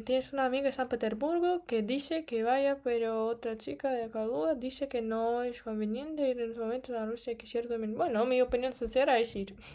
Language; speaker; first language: Spanish; non-native, fluent; Russian